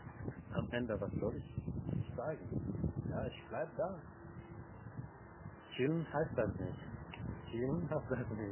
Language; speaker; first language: German; non-native, fluent; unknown